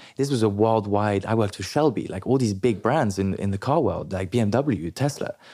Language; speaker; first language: English; non-native, local second language; French